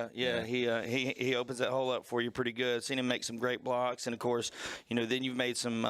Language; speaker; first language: English; native; English